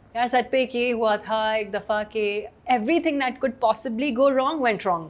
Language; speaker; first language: English; non-native, local second language; Hindi